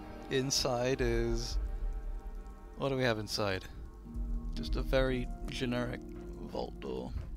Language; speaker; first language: English; native; English